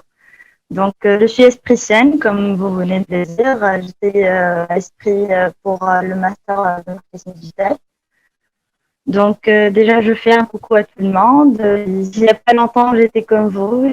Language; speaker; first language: French; non-native, local second language; Arabic